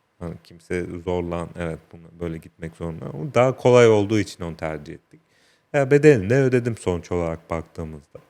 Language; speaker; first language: Turkish; native; Turkish